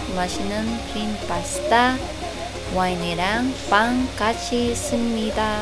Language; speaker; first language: Korean; non-native, learner; Cebuano